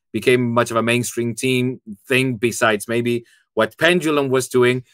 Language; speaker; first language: English; non-native, fluent; Spanish